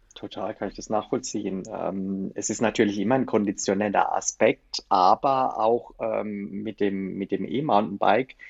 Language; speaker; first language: German; native; German